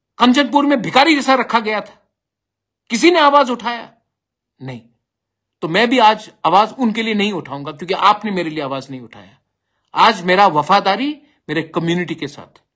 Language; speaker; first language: Hindi; non-native, local second language; Bangla